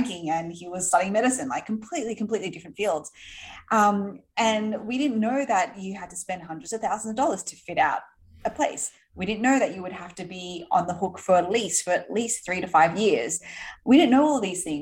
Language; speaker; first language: English; native; English